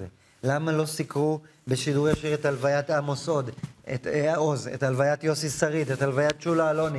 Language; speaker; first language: Hebrew; native; Hebrew